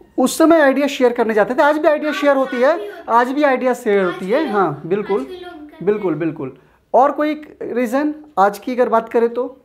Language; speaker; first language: Hindi; native; Hindi